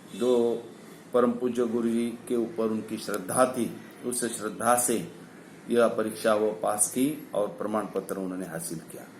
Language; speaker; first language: Hindi; non-native, local second language; Marathi